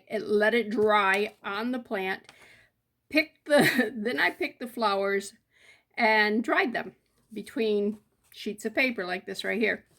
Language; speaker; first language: English; native; English